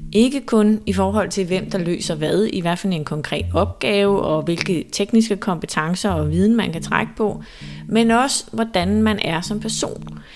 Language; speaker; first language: Danish; native; Danish